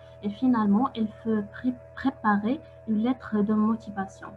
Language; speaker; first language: French; non-native, local second language; Arabic